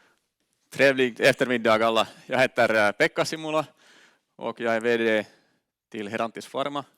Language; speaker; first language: Swedish; non-native, learner; Finnish